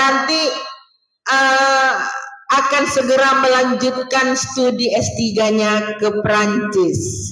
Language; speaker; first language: Indonesian; native; Indonesian